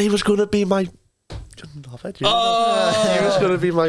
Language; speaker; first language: English; native; English